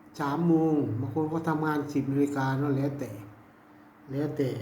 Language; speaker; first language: Thai; non-native, local second language; Lao